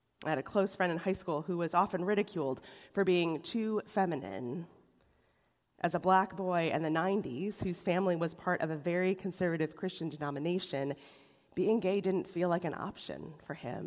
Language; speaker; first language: English; native; English